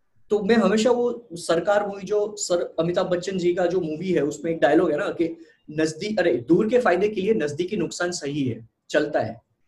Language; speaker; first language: Hindi; native; Hindi